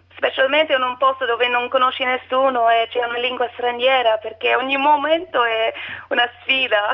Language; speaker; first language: Italian; non-native, learner; English